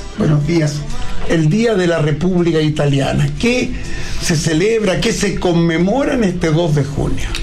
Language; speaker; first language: Spanish; native; Spanish